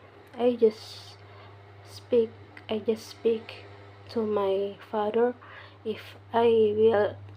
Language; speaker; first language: English; non-native, learner; Indonesian